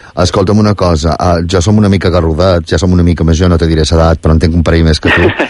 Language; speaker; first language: Catalan; native; Catalan